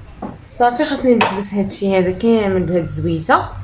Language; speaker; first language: Arabic; native; Arabic